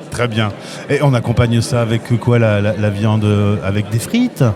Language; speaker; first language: French; native; French